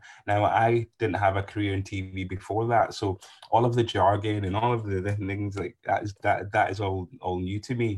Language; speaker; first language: English; native; English